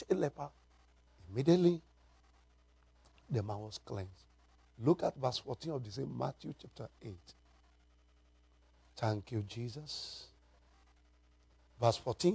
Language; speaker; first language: English; non-native, local second language; Yoruba